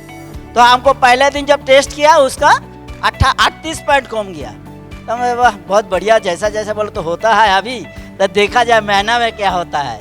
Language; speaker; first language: Hindi; non-native, local second language; Bangla